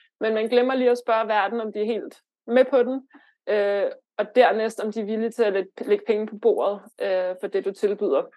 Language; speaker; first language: Danish; early bilingual, other home language; Lithuanian